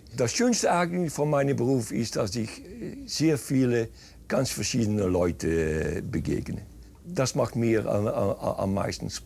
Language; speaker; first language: German; non-native, fluent; Dutch